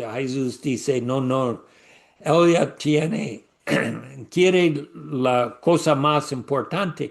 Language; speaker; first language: Spanish; non-native, learner; English